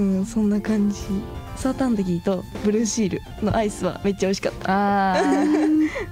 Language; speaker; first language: Japanese; native; Japanese